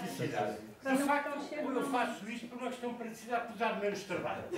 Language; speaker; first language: Portuguese; native; Portuguese